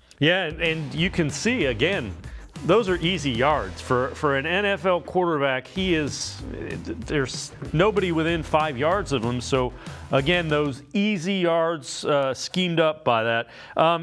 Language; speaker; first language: English; native; English